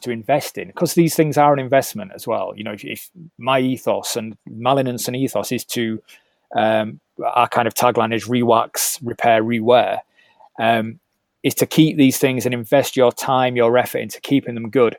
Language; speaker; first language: English; native; English